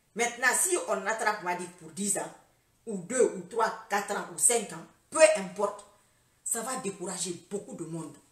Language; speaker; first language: French; non-native, local second language; Fula